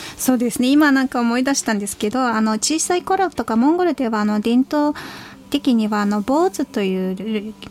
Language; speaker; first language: Japanese; non-native, fluent; Mongolian